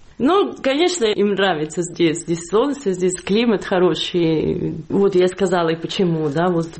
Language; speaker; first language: Russian; non-native, fluent; Catalan